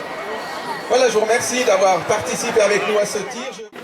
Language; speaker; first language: French; native; French